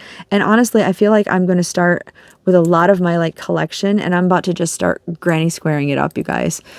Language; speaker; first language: English; native; English